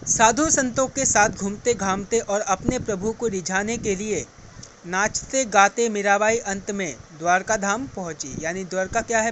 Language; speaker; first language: Hindi; non-native, local second language; Assamese